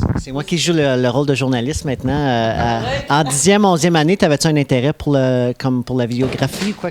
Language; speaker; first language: French; native; French